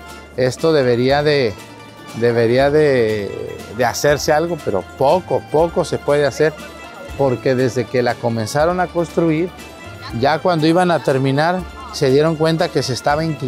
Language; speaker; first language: Spanish; native; Spanish